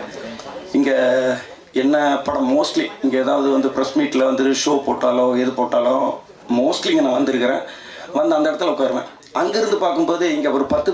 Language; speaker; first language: Tamil; native; Tamil